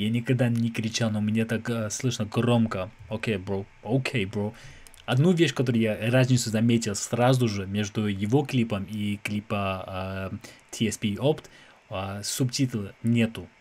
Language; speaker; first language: Russian; non-native, fluent; English